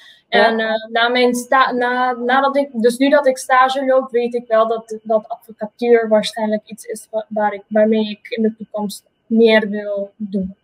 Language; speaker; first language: Dutch; non-native, local second language; Papiamento